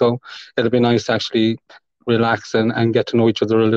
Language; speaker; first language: English; native; English